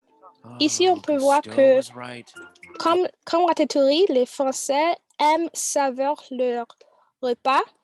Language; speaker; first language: French; non-native, learner; English